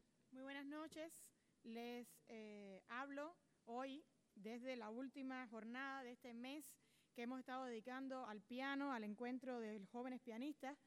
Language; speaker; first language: Spanish; native; Spanish